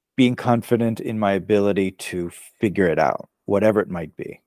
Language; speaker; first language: English; native; English